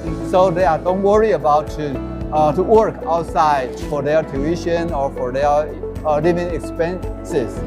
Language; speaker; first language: English; non-native, learner; Chinese